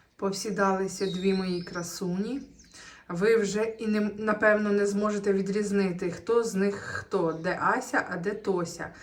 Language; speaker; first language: Ukrainian; native; Ukrainian